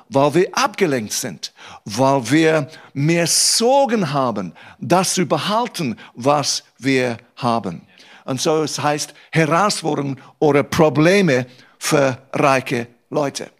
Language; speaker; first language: German; non-native, fluent; English